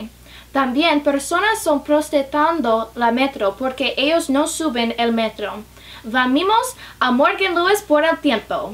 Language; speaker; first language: Spanish; non-native, learner; English